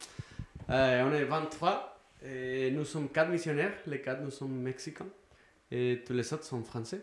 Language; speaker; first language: French; non-native, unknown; Spanish